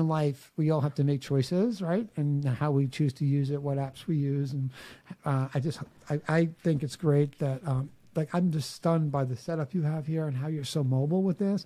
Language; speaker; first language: English; native; English